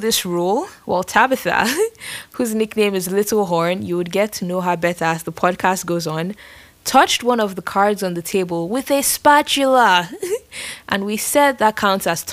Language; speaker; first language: English; non-native, local second language; Yoruba